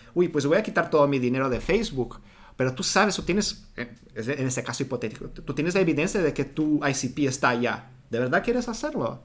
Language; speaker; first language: Spanish; non-native, fluent; Portuguese